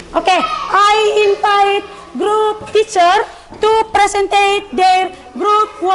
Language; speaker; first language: English; non-native, learner; Indonesian